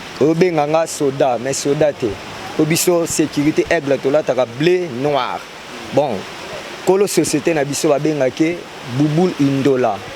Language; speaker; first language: Lingala; native; Lingala